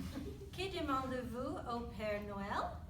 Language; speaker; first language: French; non-native, learner; English